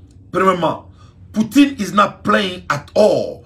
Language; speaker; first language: English; non-native, learner; Bambara